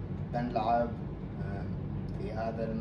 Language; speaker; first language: Arabic; native; Arabic